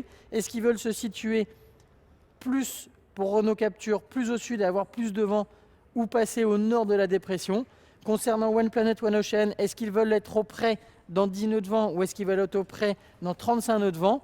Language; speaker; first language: French; native; French